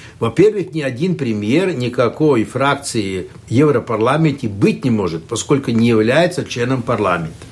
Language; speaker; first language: Russian; non-native, local second language; Latvian